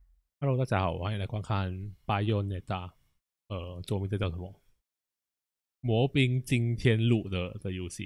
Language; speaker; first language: Chinese; native; Chinese